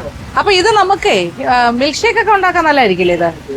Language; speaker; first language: Malayalam; native; Malayalam